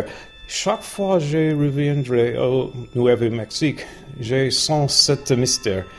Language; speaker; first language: French; non-native, learner; English